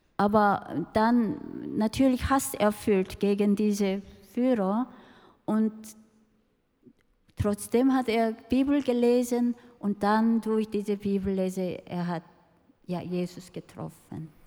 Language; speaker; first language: German; non-native, fluent; Korean